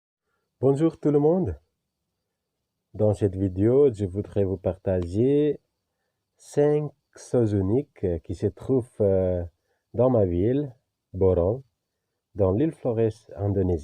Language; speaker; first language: French; non-native, fluent; Indonesian